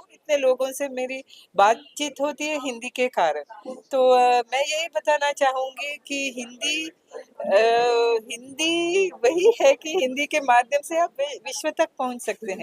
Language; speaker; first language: Hindi; non-native, fluent; Sinhala